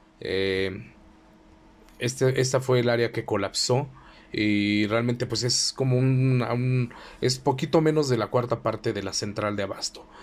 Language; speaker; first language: Spanish; native; Spanish